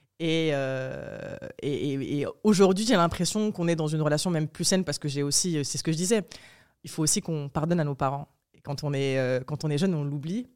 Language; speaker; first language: French; early bilingual, other home language; Arabic